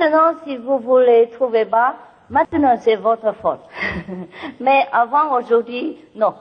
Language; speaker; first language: French; non-native, learner; Vietnamese